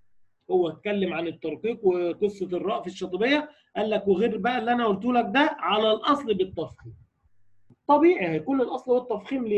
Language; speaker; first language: Arabic; native; Arabic